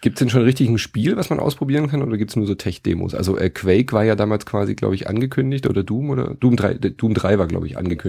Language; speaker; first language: German; native; German